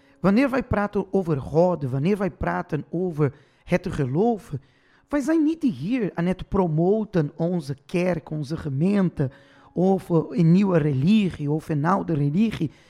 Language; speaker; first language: Dutch; non-native, fluent; Portuguese